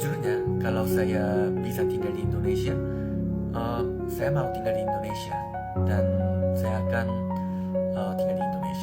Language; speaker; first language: Indonesian; non-native, learner; Korean